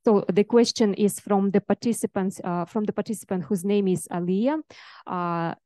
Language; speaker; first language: English; non-native, fluent; Russian